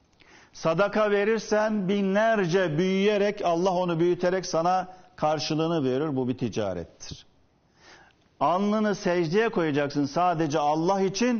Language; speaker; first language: Turkish; native; Turkish